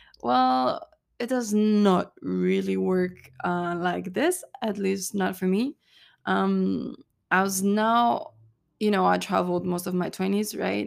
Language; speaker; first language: English; non-native, fluent; French